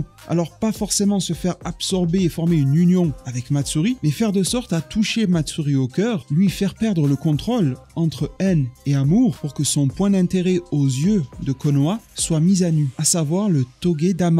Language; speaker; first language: French; native; French